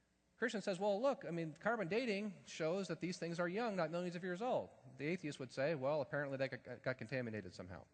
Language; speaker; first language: English; native; English